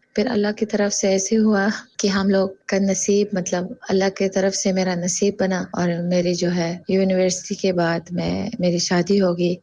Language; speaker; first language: Urdu; non-native, fluent; Tajik